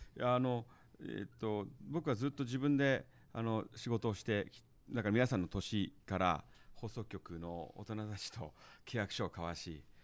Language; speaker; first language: Japanese; early bilingual, heritage; Japanese